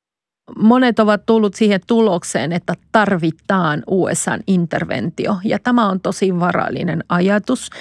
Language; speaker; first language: Finnish; non-native, fluent; Spanish